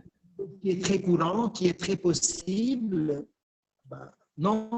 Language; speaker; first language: French; non-native, fluent; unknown